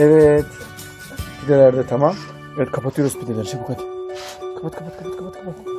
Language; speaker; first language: Turkish; native; Turkish